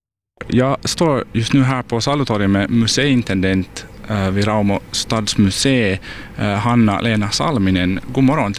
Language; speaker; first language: Swedish; native; Swedish